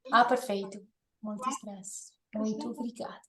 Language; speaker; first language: Portuguese; non-native, learner; Spanish